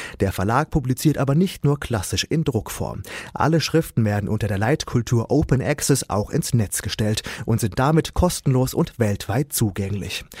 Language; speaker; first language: German; native; German